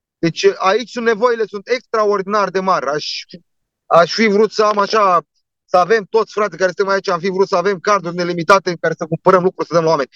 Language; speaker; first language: Romanian; non-native, local second language; Turkish